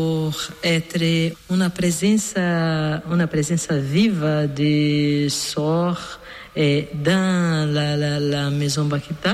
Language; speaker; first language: French; non-native, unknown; Portuguese